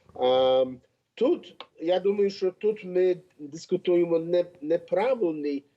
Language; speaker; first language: Ukrainian; early bilingual, heritage; Ukrainian